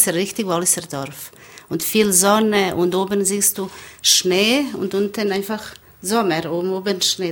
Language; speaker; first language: German; non-native, learner; Bosnian